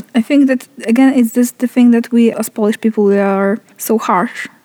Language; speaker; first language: English; non-native, fluent; Polish